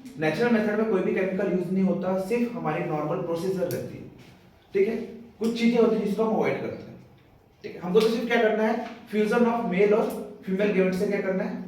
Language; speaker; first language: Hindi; non-native, local second language; Marathi